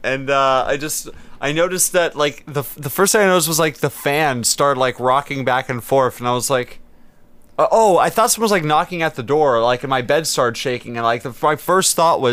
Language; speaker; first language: English; native; English